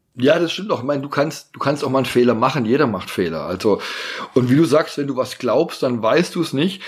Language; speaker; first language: German; native; German